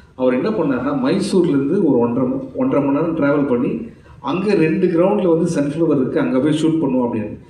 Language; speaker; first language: Tamil; native; Tamil